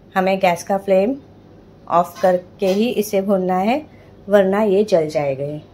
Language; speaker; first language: Hindi; non-native, local second language; Telugu